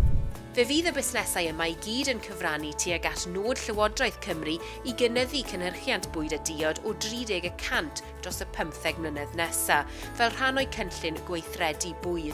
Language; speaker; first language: Welsh; native; Welsh